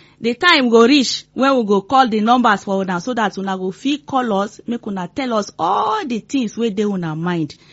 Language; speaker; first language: Nigerian Pidgin; non-native, local second language; Igbo